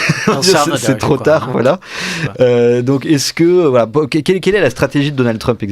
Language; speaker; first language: French; native; French